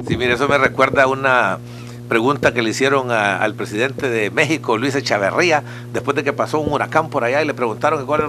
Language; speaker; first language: Spanish; native; Spanish